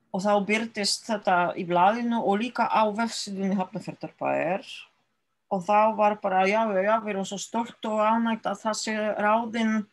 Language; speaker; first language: Icelandic; early bilingual, other home language; French